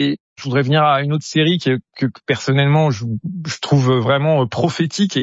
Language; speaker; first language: French; native; French